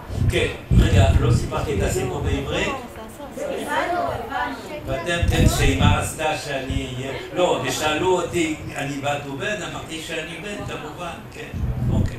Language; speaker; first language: Hebrew; non-native, fluent; French